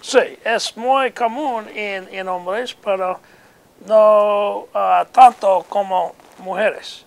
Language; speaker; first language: Spanish; non-native, learner; English